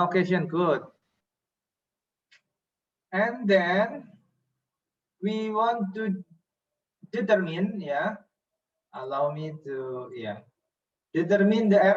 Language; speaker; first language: English; non-native, fluent; Indonesian